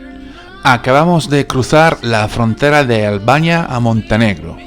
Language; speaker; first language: Spanish; non-native, fluent; Italian